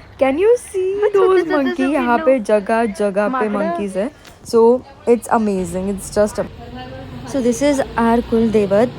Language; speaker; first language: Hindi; non-native, local second language; Marathi